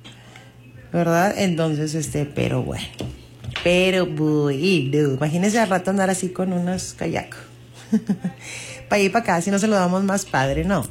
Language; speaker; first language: Spanish; native; Spanish